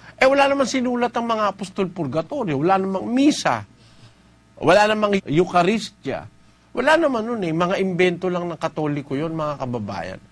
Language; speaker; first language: Filipino; native; Filipino